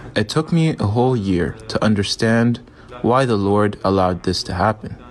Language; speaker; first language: English; non-native, fluent; Arabic